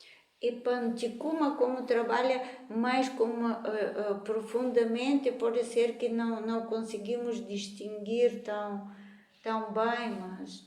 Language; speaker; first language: Portuguese; non-native, fluent; Bulgarian